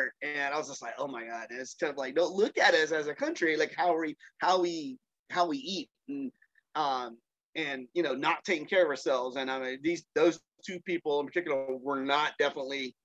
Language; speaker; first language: English; native; English